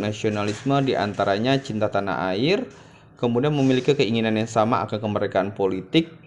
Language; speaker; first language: Indonesian; native; Indonesian